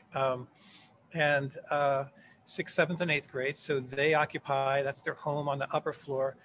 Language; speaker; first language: English; native; English